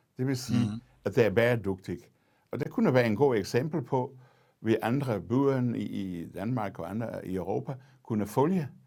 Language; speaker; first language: Danish; non-native, fluent; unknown